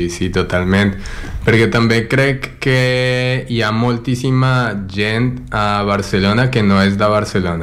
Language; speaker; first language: Catalan; non-native, learner; Spanish